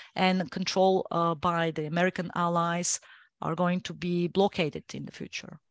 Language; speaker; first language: English; non-native, fluent; Bulgarian